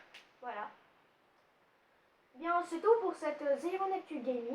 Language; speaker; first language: French; native; French